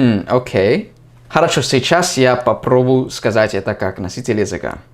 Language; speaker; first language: Russian; non-native, fluent; English